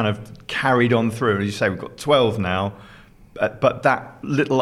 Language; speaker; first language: English; native; English